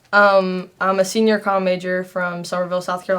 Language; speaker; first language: English; native; English